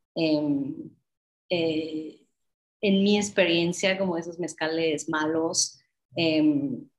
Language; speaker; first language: Spanish; non-native, fluent; English